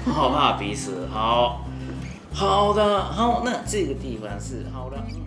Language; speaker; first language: Chinese; non-native, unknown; Japanese